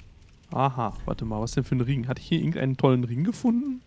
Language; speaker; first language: German; native; German